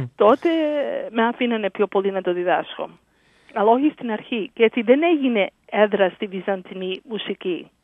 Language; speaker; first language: Greek; early bilingual, heritage; English